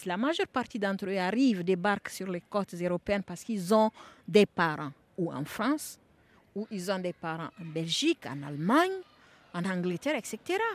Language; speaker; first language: French; non-native, local second language; Bambara